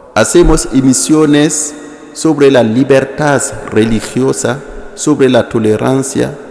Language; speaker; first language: Spanish; non-native, fluent; Mossi